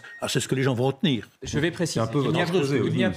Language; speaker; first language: French; native; French